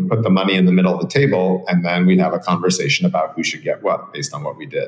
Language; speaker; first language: English; native; English